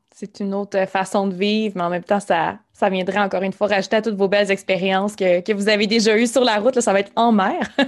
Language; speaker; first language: French; native; French